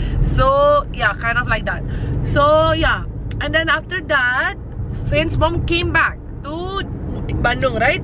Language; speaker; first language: English; non-native, fluent; Indonesian